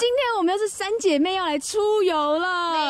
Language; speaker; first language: Chinese; native; Chinese